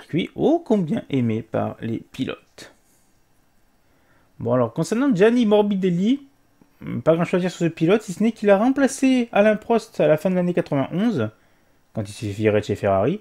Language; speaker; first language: French; native; French